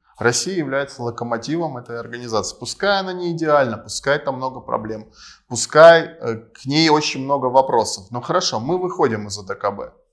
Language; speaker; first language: Russian; non-native, local second language; Armenian